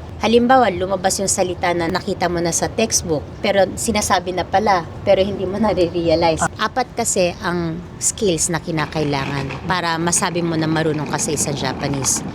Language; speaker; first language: Filipino; native; Filipino